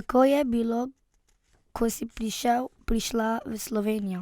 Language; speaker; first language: Slovenian; early bilingual, other home language; Arabic